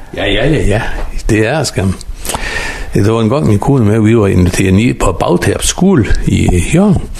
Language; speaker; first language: Danish; native; Danish